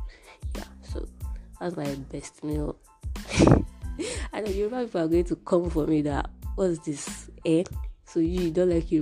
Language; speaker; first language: English; non-native, local second language; Yoruba